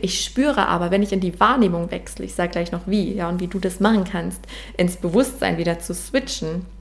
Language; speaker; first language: German; native; German